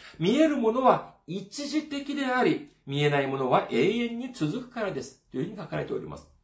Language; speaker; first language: Japanese; non-native, fluent; Korean